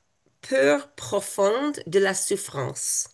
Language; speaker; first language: French; non-native, fluent; English